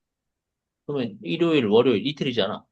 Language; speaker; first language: Korean; native; Korean